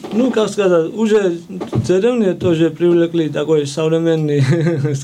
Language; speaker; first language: Russian; non-native, fluent; Georgian